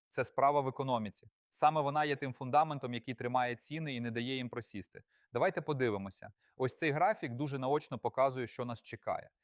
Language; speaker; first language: Ukrainian; native; Ukrainian